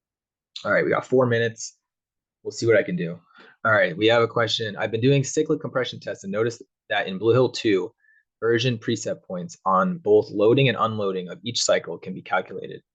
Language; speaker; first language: English; native; English